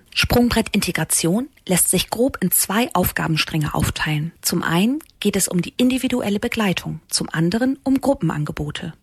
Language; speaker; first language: German; native; German